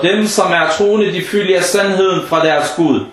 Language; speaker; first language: Danish; non-native, fluent; Arabic